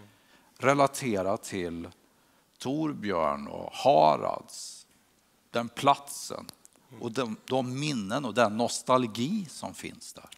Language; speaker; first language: Swedish; native; Swedish